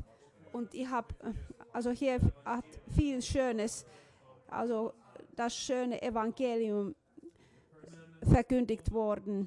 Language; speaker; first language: German; non-native, fluent; Finnish